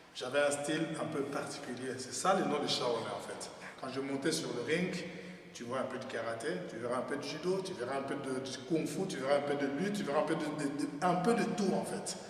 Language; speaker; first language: French; non-native, local second language; Lingala